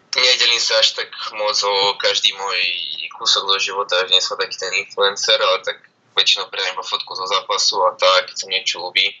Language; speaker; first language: Slovak; native; Slovak